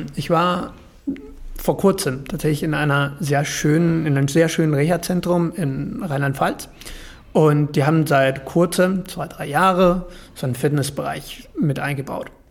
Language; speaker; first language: German; non-native, fluent; Spanish